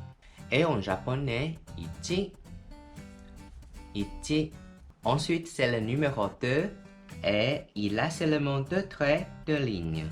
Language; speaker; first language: French; non-native, fluent; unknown